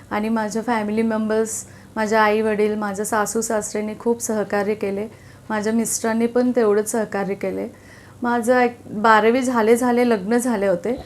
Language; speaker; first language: Marathi; non-native, local second language; Telugu